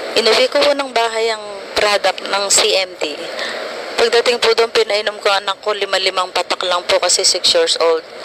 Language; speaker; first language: Filipino; native; Filipino